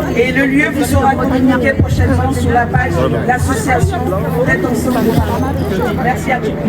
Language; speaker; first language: French; non-native, local second language; Haitian Creole